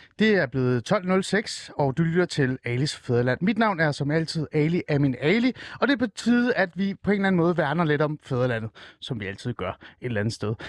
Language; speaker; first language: Danish; early bilingual, other home language; Persian